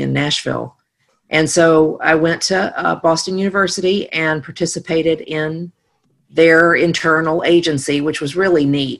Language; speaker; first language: English; native; English